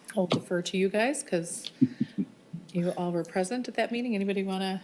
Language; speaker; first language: English; early bilingual, other home language; Arabic